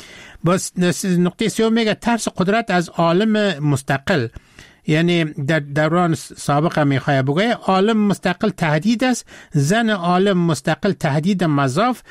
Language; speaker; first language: Persian; native; Persian